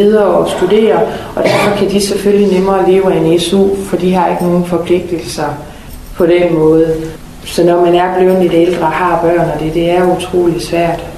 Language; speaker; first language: Danish; native; Danish